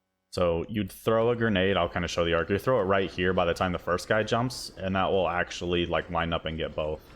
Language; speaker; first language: English; native; English